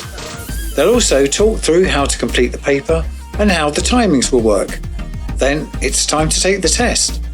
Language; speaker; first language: English; native; English